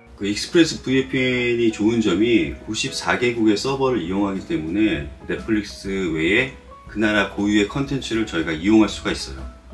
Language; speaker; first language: Korean; native; Korean